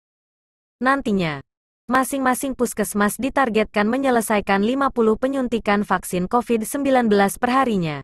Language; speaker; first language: Indonesian; native; Indonesian